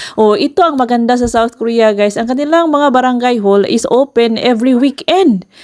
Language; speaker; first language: Filipino; non-native, local second language; Cebuano